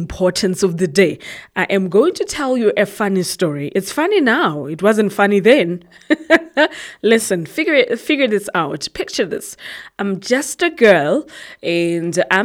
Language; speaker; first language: English; non-native, local second language; Southern Sotho